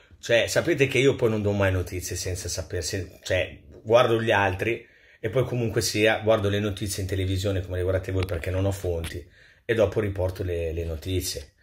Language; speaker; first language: Italian; native; Italian